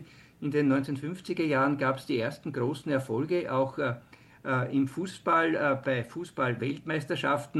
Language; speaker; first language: German; native; German